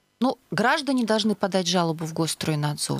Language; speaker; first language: Russian; native; Russian